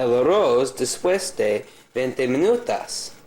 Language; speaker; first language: Spanish; non-native, learner; English